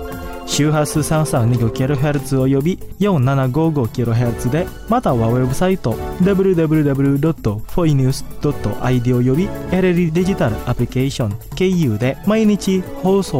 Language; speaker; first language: Japanese; non-native, fluent; Indonesian